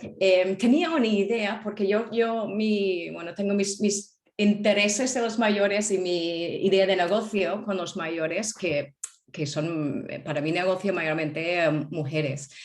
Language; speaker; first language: Spanish; non-native, fluent; English